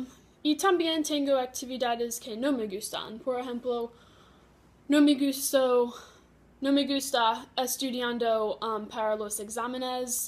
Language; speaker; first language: Spanish; non-native, learner; English